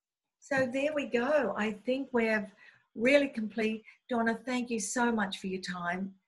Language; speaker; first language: English; native; English